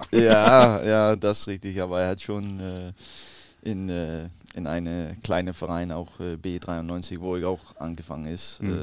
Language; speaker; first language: German; non-native, learner; Danish